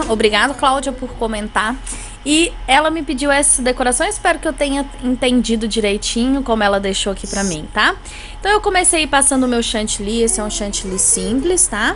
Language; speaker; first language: Portuguese; native; Portuguese